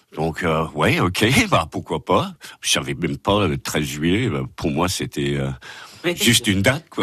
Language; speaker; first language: French; non-native, fluent; English